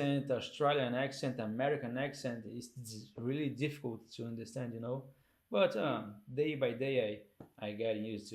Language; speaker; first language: English; non-native, learner; Portuguese